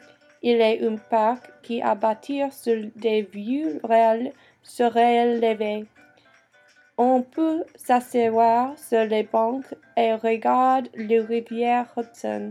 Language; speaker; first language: French; non-native, learner; English